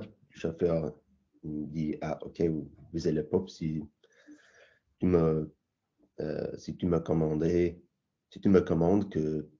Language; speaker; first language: French; non-native, learner; English